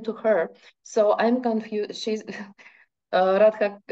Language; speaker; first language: English; non-native, fluent; Russian